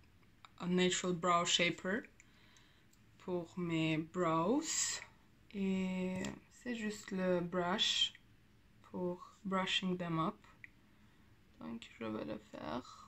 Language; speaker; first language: French; non-native, learner; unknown